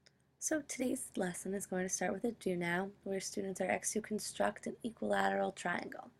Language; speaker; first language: English; native; English